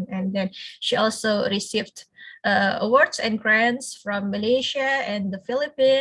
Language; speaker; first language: English; non-native, fluent; Indonesian